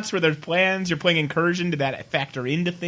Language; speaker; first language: English; native; English